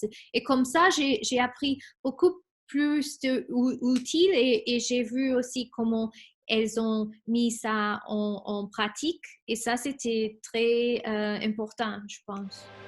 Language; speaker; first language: French; non-native, fluent; Spanish